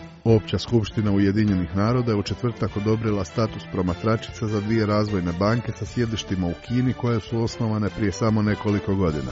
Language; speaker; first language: Croatian; native; Croatian